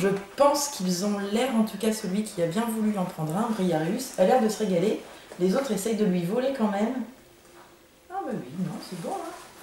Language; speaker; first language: French; native; French